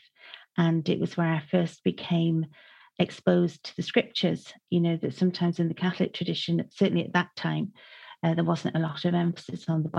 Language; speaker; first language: English; native; English